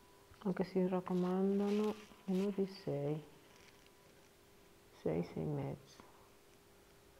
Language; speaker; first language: Italian; non-native, learner; Spanish